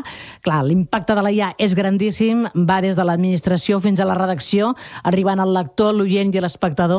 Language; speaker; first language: Catalan; native; Catalan